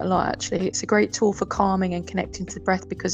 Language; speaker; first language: English; native; English